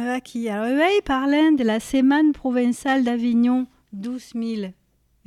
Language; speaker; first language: French; native; French